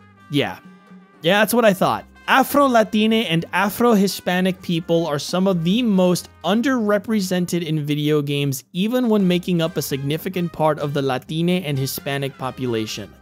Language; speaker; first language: English; native; English